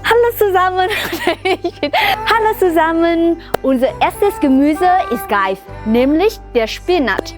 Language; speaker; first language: German; non-native, learner; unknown